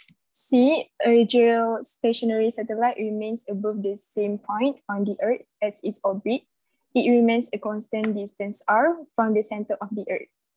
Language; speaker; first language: English; non-native, local second language; Malay